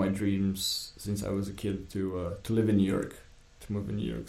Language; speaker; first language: English; non-native, fluent; Romanian